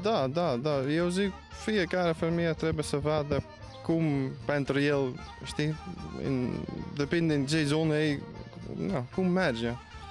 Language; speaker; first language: Romanian; non-native, learner; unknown